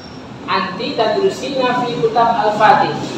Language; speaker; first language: Arabic; non-native, fluent; Indonesian